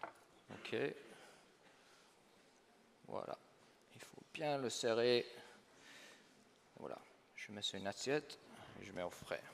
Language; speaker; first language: French; non-native, fluent; English